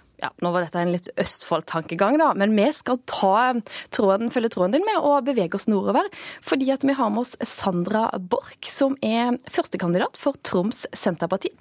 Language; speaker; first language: Norwegian; native; Norwegian